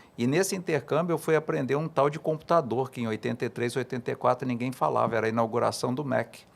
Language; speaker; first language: Portuguese; native; Portuguese